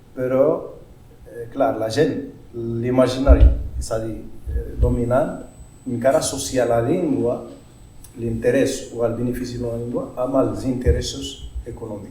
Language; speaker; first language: Catalan; non-native, fluent; Berber languages